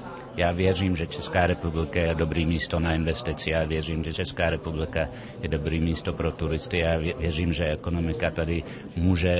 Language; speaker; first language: Czech; early bilingual, heritage; Czech